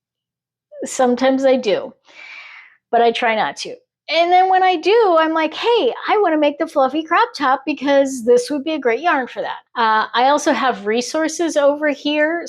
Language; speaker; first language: English; native; English